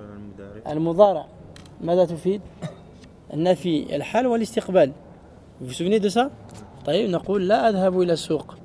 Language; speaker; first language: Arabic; non-native, fluent; French